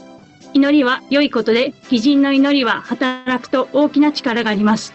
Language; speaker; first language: Japanese; non-native, learner; Filipino